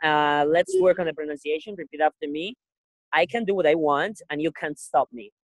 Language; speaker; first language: English; non-native, fluent; Spanish